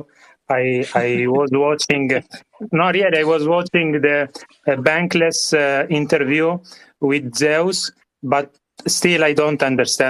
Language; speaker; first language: English; non-native, learner; Italian